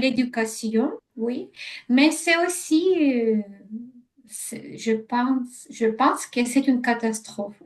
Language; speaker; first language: French; non-native, learner; Ukrainian